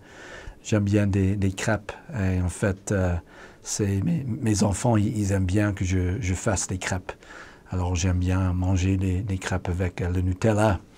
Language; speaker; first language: French; non-native, fluent; English